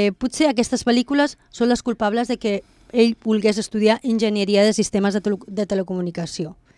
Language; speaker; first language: Catalan; non-native, local second language; Spanish